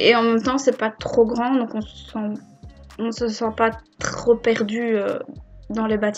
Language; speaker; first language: French; native; French